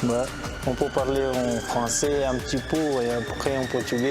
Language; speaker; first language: French; non-native, learner; Portuguese